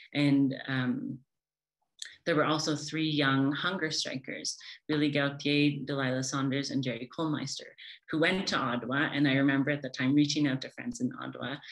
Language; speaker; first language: English; native; English